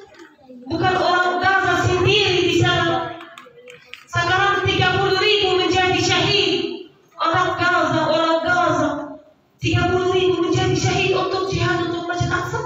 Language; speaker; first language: Indonesian; non-native, learner; Arabic